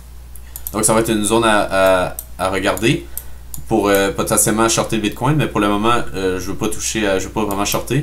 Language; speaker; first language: French; native; French